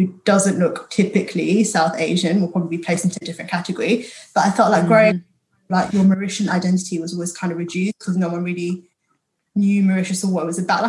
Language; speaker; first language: English; native; English